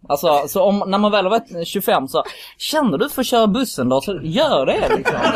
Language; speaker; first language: Swedish; early bilingual, other home language; Kurdish